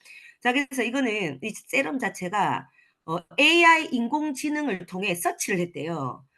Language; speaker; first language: Korean; native; Korean